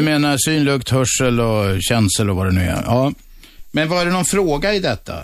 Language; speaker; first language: Swedish; native; Swedish